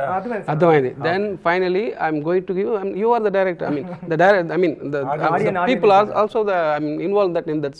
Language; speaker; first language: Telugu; non-native, learner; Tamil